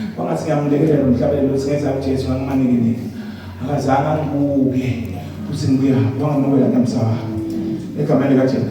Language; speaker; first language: Zulu; non-native, local second language; Swati